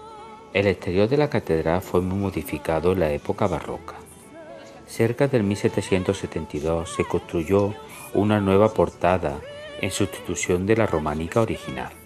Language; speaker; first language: Spanish; native; Spanish